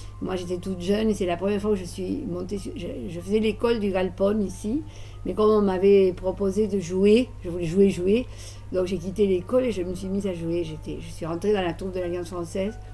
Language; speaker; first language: French; non-native, fluent; Spanish